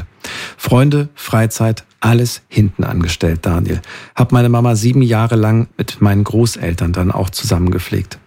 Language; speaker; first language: German; native; German